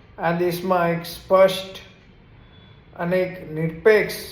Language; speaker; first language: Gujarati; native; Gujarati